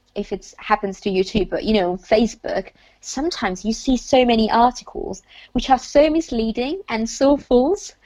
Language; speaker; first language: English; non-native, fluent; Italian